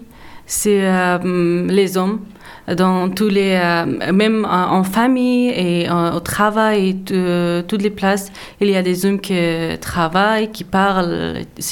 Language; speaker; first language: French; non-native, learner; Persian